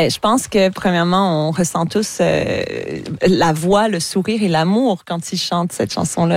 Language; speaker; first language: French; native; French